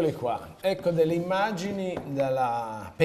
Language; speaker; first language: Italian; native; Italian